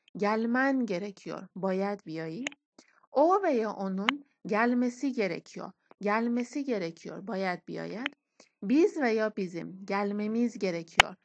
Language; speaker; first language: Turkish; non-native, fluent; Persian